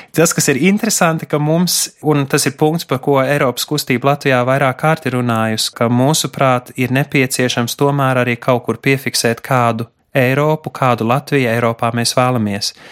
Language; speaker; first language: Latvian; native; Latvian